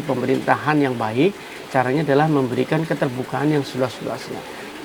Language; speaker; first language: Indonesian; native; Indonesian